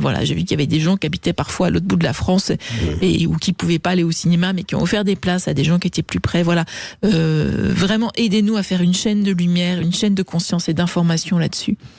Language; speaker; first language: French; native; French